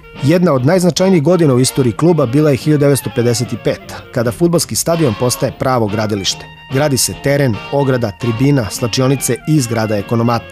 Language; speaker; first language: Serbian; native; Serbian